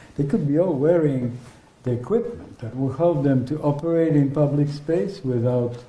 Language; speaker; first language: English; non-native, fluent; Polish